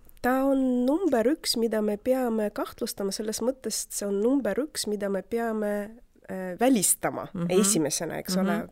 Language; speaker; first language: Estonian; non-native, local second language; Russian